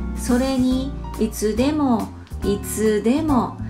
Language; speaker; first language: Japanese; native; Japanese